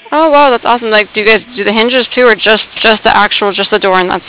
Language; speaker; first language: English; native; English